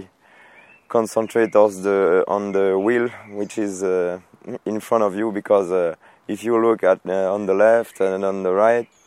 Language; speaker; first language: English; non-native, fluent; French